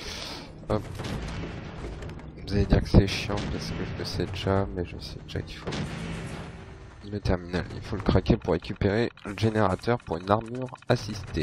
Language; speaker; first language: French; native; French